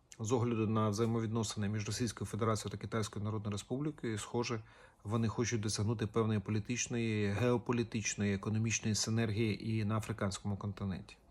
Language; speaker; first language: Ukrainian; native; Ukrainian